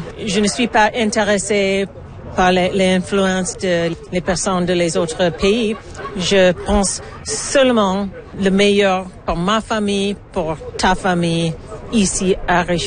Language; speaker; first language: French; non-native, learner; English